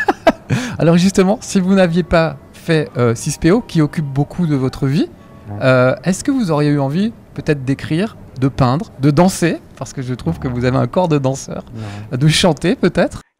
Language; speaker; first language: French; native; French